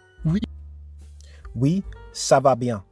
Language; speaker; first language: French; non-native, learner; English